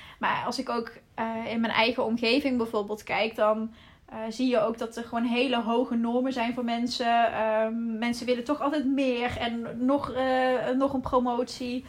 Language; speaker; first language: Dutch; native; Dutch